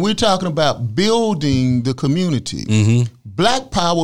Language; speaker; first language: English; native; English